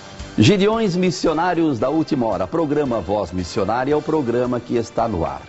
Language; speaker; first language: Portuguese; native; Portuguese